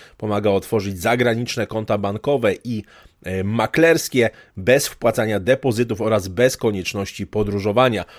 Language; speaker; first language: Polish; native; Polish